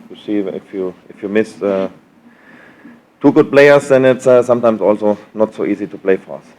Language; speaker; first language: English; non-native, learner; German